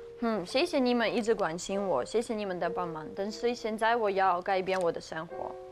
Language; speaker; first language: Chinese; non-native, learner; English